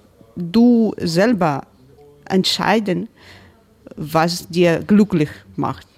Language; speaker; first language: German; non-native, learner; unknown